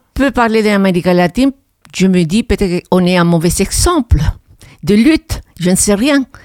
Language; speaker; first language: French; non-native, fluent; Spanish